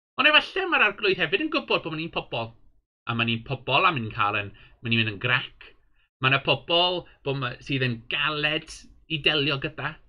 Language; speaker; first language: Welsh; non-native, local second language; English